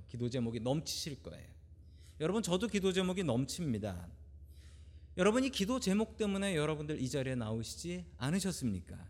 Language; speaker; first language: Korean; native; Korean